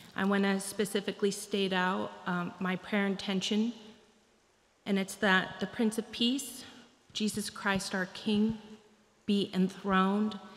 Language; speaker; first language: English; native; English